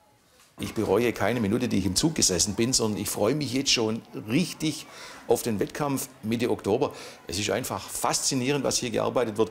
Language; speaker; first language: German; native; German